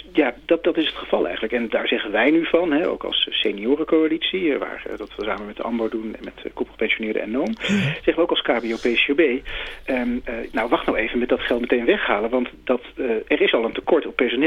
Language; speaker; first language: Dutch; native; Dutch